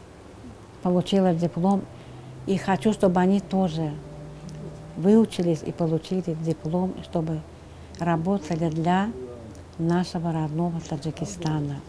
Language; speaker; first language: Russian; non-native, local second language; Turkmen